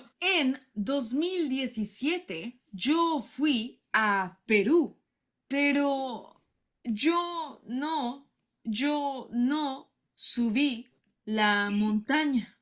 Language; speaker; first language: Spanish; non-native, learner; English